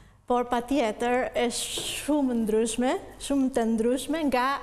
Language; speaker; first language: Albanian; non-native, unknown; Spanish